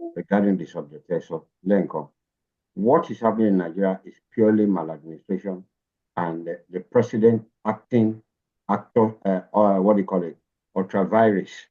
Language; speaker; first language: English; non-native, local second language; Yoruba